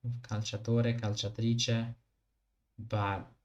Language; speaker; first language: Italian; non-native, learner; English